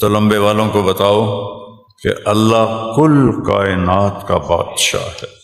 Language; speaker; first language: Urdu; non-native, local second language; Punjabi